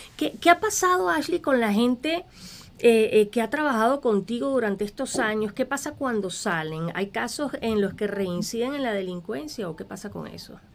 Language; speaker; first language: Spanish; native; Spanish